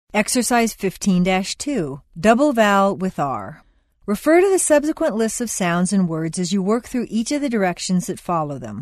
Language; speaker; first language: English; native; English